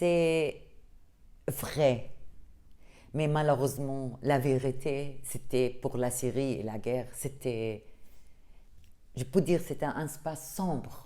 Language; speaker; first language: French; non-native, fluent; Arabic